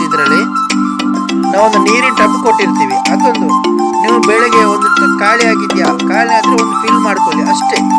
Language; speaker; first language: Kannada; native; Kannada